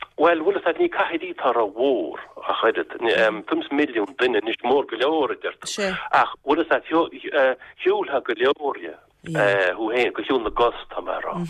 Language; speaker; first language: Irish; non-native, local second language; English